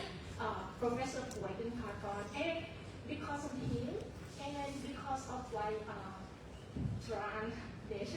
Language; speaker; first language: English; non-native, fluent; Thai